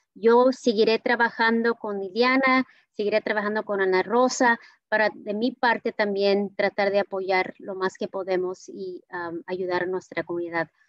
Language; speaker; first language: Spanish; early bilingual, heritage; Spanish